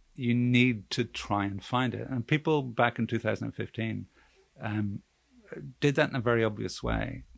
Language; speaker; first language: English; native; English